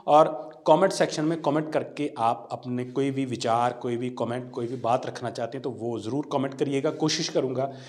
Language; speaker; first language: Hindi; non-native, local second language; Punjabi